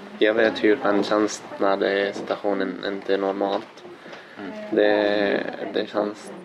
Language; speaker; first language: Swedish; non-native, learner; Arabic